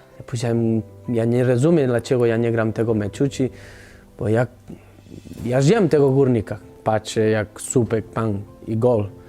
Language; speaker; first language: Polish; non-native, learner; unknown